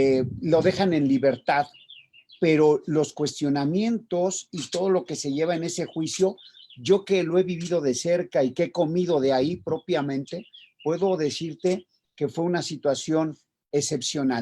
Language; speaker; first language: Spanish; native; Spanish